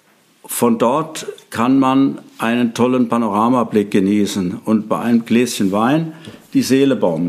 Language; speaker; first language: German; native; German